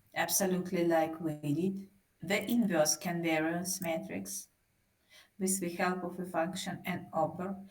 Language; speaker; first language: English; non-native, fluent; Russian